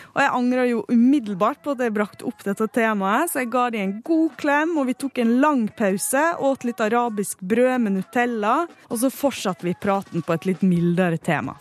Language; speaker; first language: Norwegian; native; Norwegian